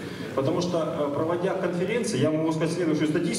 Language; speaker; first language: Russian; native; Russian